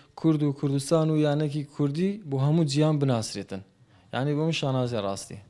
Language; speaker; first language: Central Kurdish; non-native, local second language; Kurdish